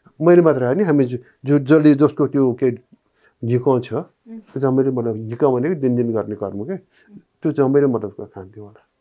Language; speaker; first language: Nepali; non-native, local second language; Newari